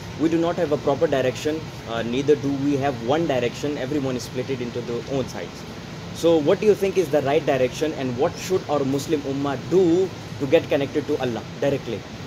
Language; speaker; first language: English; non-native, local second language; Urdu